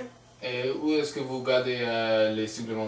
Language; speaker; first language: French; non-native, learner; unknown